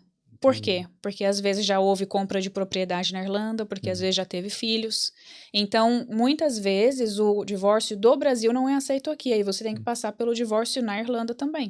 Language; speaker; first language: Portuguese; native; Portuguese